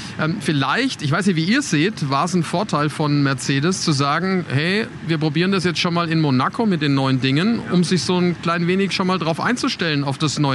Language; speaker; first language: German; native; German